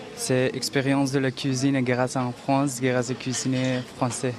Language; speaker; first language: French; non-native, learner; Persian